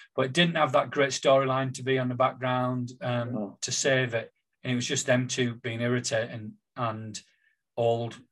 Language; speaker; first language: English; native; English